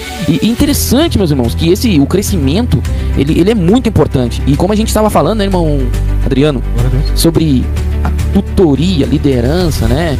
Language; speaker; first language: Portuguese; native; Portuguese